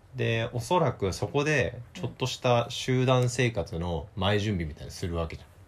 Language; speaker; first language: Japanese; native; Japanese